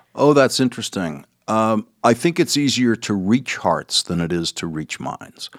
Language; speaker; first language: English; native; English